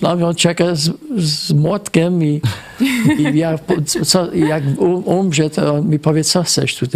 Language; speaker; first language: Polish; non-native, fluent; English